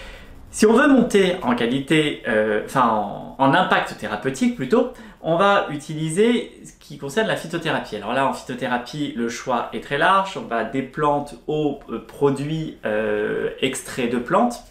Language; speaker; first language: French; native; French